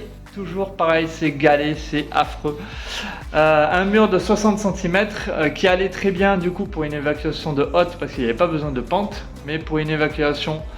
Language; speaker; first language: French; native; French